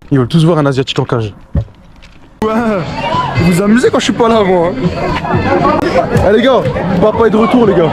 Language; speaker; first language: French; native; French